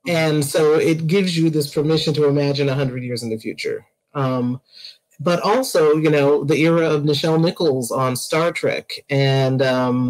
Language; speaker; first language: English; native; English